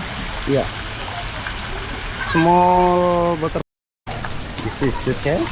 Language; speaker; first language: English; non-native, learner; Indonesian